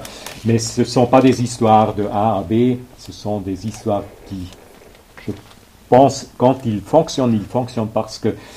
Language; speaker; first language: French; non-native, local second language; German